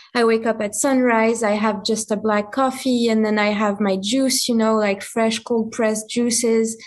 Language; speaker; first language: English; non-native, fluent; French